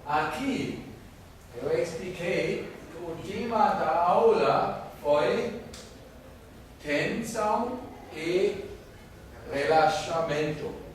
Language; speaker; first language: Portuguese; non-native, fluent; German